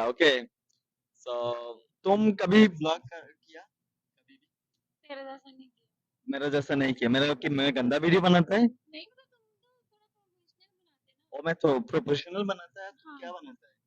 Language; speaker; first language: Hindi; non-native, learner; Bangla